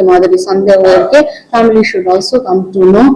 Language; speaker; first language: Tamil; non-native, local second language; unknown